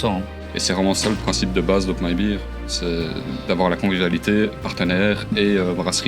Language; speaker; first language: French; native; French